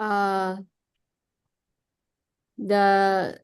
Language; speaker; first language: Korean; non-native, learner; Indonesian